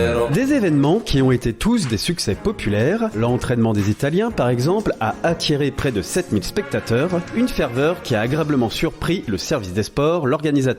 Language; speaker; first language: French; native; French